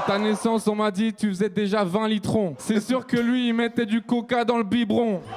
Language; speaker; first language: French; native; French